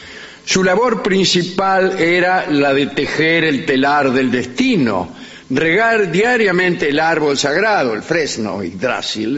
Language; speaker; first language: Spanish; native; Spanish